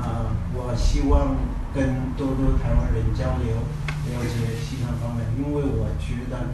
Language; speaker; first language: Chinese; non-native, learner; Tibetan